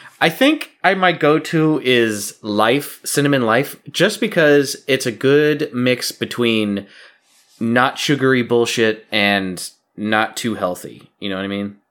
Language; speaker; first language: English; native; English